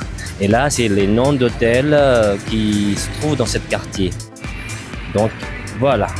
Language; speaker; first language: French; non-native, fluent; Indonesian